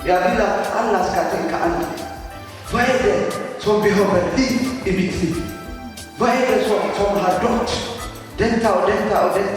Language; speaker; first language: Swedish; non-native, fluent; Tigrinya